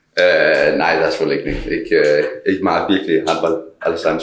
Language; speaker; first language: German; non-native, learner; Danish